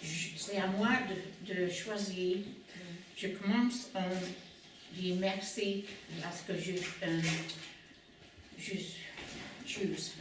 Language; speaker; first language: French; non-native, learner; English